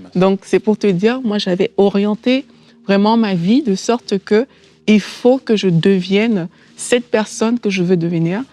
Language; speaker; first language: French; native; French